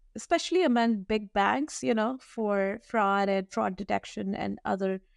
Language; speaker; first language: English; non-native, local second language; Hindi